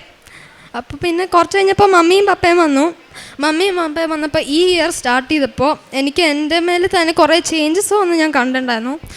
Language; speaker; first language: Malayalam; early bilingual, heritage; Malayalam